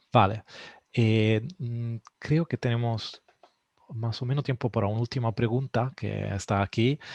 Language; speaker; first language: Spanish; non-native, fluent; Italian